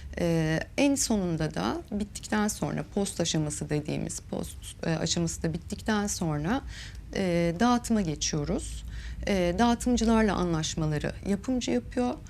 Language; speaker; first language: Turkish; native; Turkish